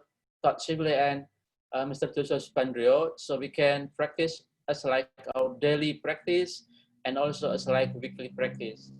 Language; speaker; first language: English; non-native, fluent; Indonesian